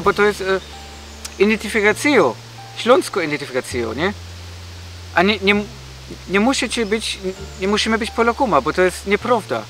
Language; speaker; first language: Polish; early bilingual, heritage; German